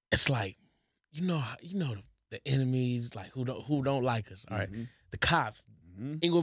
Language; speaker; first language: English; native; English